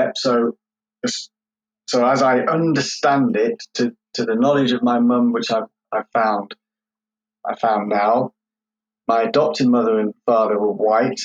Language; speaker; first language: English; native; English